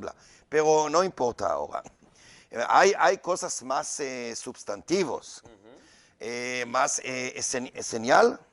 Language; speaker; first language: Spanish; non-native, learner; Hebrew